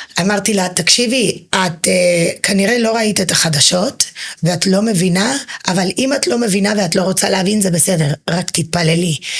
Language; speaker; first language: Hebrew; early bilingual, heritage; Hebrew